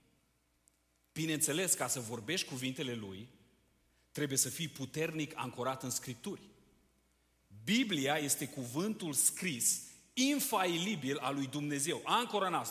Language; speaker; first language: Romanian; native; Romanian